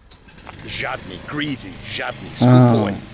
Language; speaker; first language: Russian; non-native, learner; English